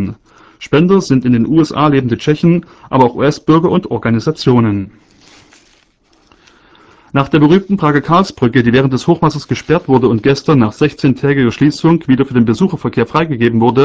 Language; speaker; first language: German; native; German